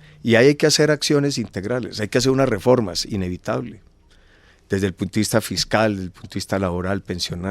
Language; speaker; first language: Spanish; native; Spanish